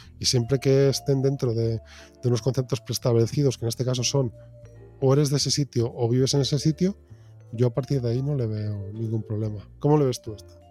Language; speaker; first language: Spanish; native; Spanish